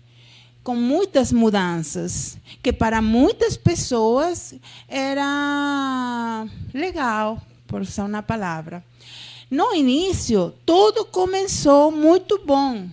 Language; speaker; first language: Portuguese; non-native, fluent; Spanish